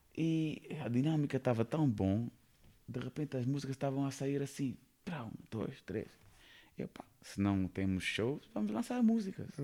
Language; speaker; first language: Portuguese; non-native, fluent; Kabuverdianu